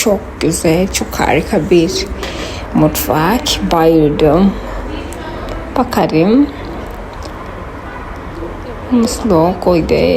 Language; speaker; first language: Turkish; non-native, fluent; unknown